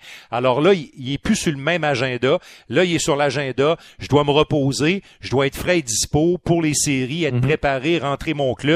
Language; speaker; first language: French; native; French